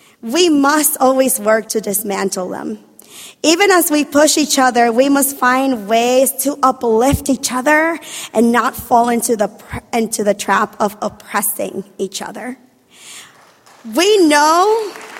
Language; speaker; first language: English; native; English